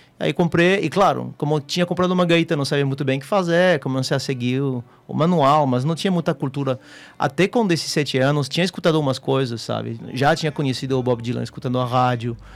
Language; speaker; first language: Portuguese; non-native, fluent; French